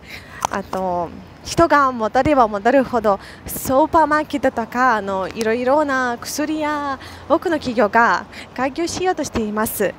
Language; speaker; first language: Japanese; non-native, fluent; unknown